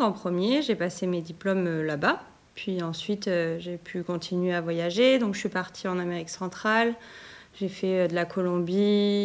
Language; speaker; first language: French; native; French